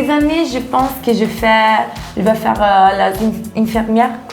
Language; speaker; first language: French; non-native, learner; Italian